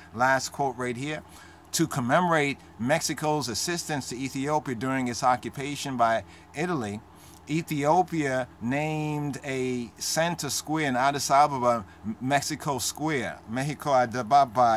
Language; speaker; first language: English; native; English